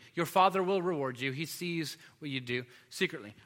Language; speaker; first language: English; native; English